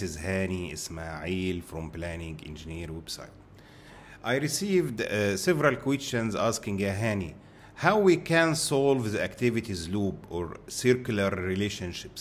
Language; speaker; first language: English; non-native, fluent; Arabic